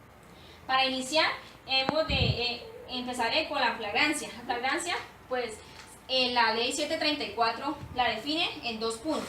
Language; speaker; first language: Spanish; native; Spanish